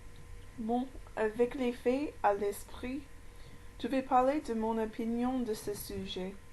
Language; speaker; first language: French; non-native, learner; English